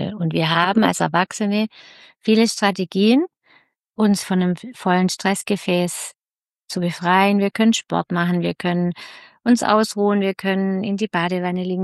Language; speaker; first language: German; native; German